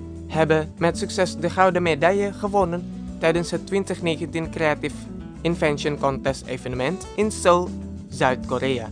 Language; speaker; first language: Dutch; non-native, fluent; Indonesian